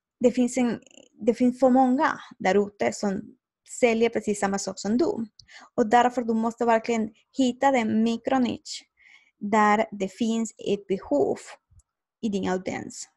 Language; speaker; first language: Swedish; non-native, learner; Spanish